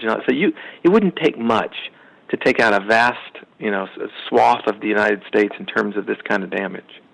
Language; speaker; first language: English; native; English